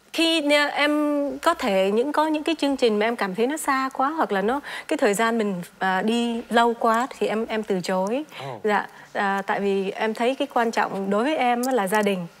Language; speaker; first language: Vietnamese; early bilingual, heritage; Vietnamese